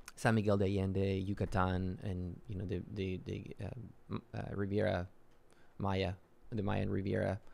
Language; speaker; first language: English; non-native, fluent; Spanish